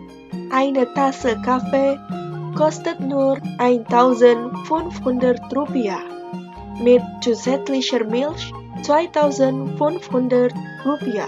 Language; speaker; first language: German; non-native, fluent; Indonesian